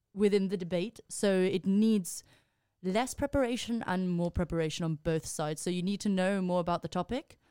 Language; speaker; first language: English; non-native, fluent; Spanish